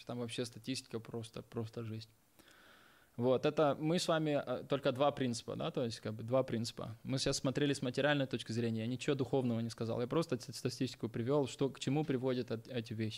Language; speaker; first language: Russian; native; Russian